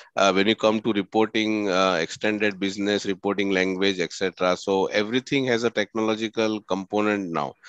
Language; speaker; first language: English; non-native, local second language; Marathi